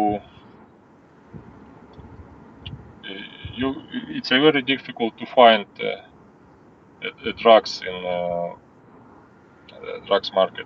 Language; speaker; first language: English; non-native, learner; Ukrainian